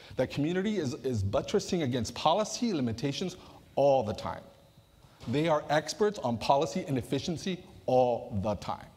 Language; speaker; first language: English; native; English